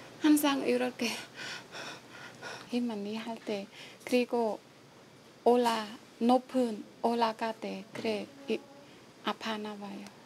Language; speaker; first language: Korean; non-native, learner; Khmer